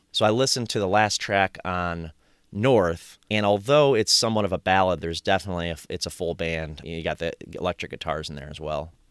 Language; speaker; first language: English; native; English